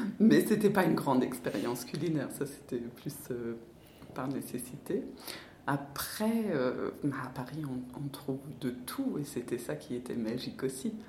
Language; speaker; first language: French; non-native, fluent; Danish